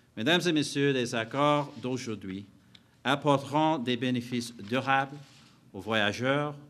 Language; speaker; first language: French; non-native, fluent; English